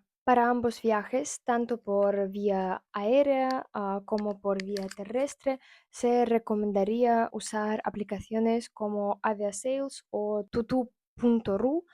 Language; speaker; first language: Spanish; non-native, fluent; Russian